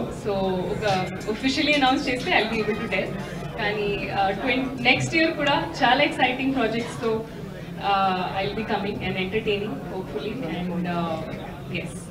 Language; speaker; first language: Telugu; non-native, learner; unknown